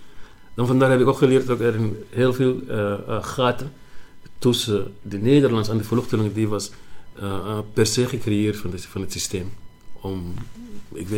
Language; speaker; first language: Dutch; non-native, learner; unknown